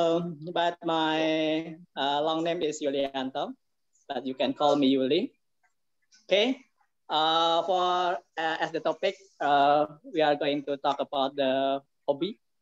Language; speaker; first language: English; non-native, learner; Indonesian